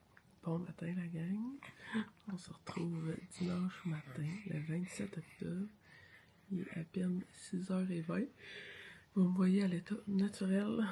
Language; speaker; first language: French; native; French